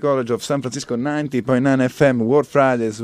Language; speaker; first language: English; non-native, fluent; Italian